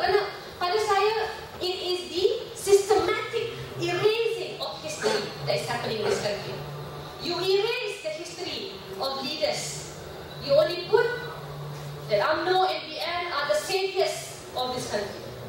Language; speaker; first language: English; non-native, local second language; Malay